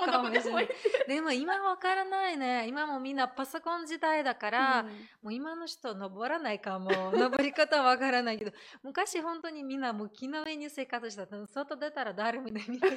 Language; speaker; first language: Japanese; non-native, fluent; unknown